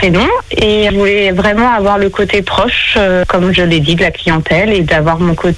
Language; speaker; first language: French; native; French